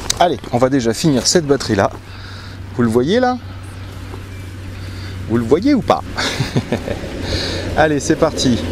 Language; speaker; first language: French; native; French